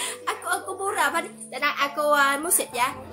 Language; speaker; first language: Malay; non-native, learner; Vietnamese